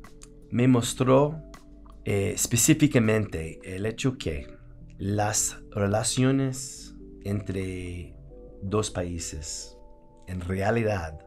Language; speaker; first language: Spanish; non-native, fluent; English